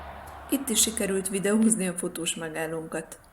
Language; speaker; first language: Hungarian; native; Hungarian